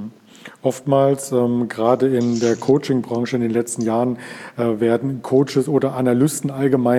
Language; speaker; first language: German; native; German